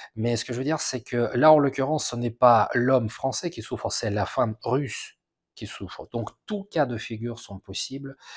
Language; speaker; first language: French; non-native, fluent; Russian